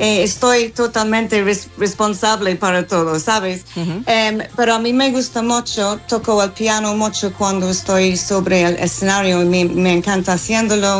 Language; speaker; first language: Spanish; non-native, fluent; English